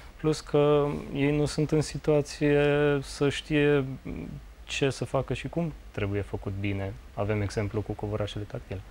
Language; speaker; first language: Romanian; native; Romanian